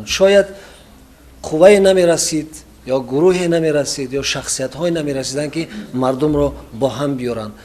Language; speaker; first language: Persian; native; Persian